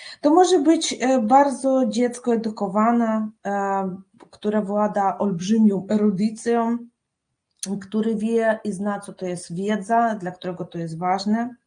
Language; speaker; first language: Polish; non-native, fluent; Russian